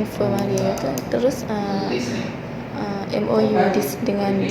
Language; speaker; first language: Indonesian; non-native, learner; Malay